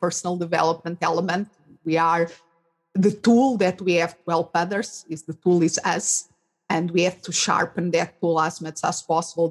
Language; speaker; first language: English; non-native, fluent; Portuguese